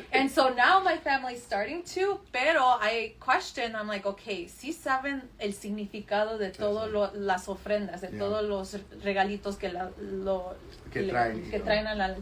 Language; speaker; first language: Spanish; early bilingual, heritage; Spanish